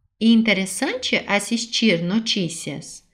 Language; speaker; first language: Portuguese; non-native, fluent; Russian